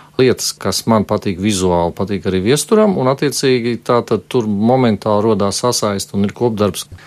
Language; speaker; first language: Latvian; native; Latvian